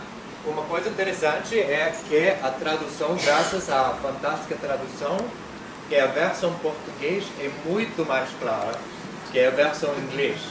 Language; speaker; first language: Portuguese; non-native, fluent; English